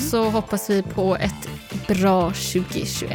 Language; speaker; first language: Swedish; native; Swedish